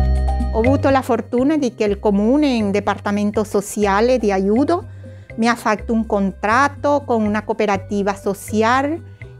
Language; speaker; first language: Italian; non-native, learner; Spanish